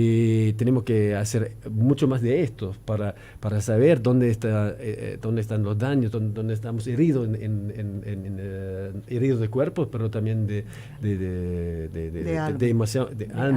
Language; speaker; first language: Spanish; non-native, fluent; German